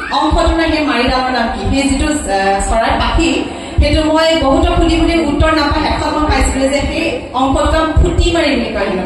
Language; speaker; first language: Assamese; native; Assamese